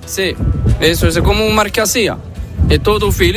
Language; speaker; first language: Spanish; non-native, learner; Arabic